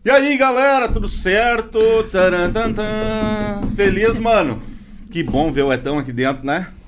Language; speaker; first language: Portuguese; native; Portuguese